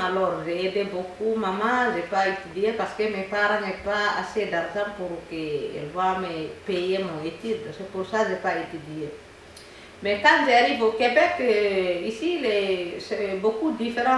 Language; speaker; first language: French; non-native, learner; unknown